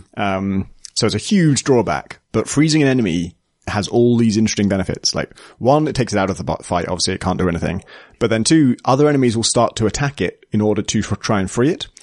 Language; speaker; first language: English; native; English